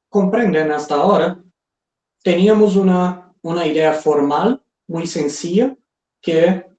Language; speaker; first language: Spanish; non-native, fluent; Portuguese